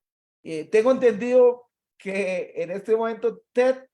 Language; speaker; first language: Spanish; native; Spanish